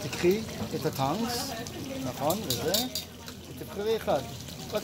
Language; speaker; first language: Hebrew; non-native, fluent; Japanese